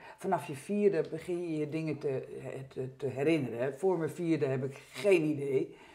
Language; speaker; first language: Dutch; early bilingual, heritage; French